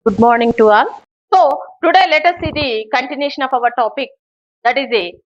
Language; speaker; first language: English; non-native, local second language; Telugu